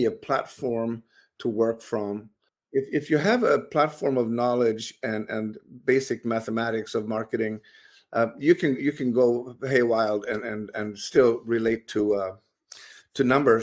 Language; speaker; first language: English; non-native, fluent; Swedish